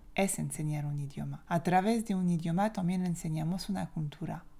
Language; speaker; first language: Spanish; non-native, fluent; French